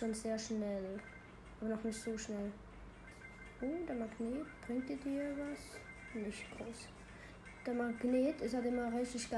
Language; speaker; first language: German; native; German